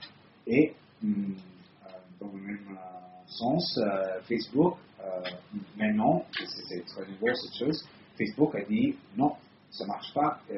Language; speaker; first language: French; non-native, learner; Italian